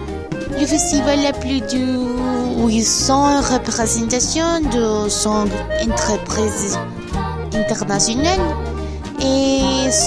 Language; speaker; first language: French; non-native, learner; Spanish